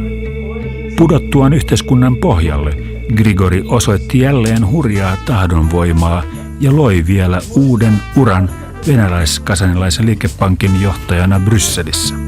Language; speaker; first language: Finnish; native; Finnish